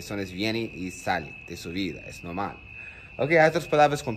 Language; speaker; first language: Spanish; non-native, fluent; English